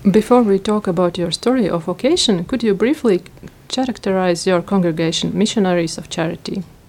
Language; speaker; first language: English; non-native, fluent; Latvian